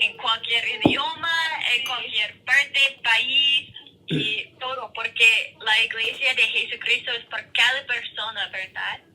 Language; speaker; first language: Spanish; non-native, learner; English